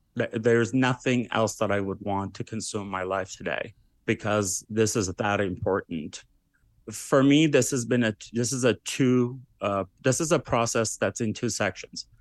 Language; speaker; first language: English; early bilingual, other home language; Armenian